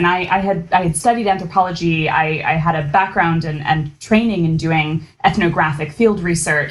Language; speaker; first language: English; native; English